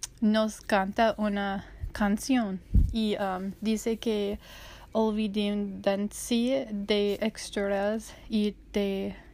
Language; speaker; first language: Spanish; non-native, learner; English